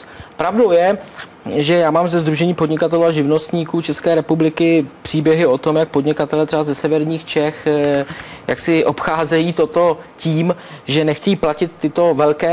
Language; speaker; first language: Czech; native; Czech